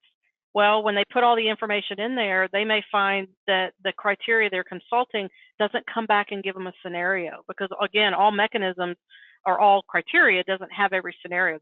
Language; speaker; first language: English; native; English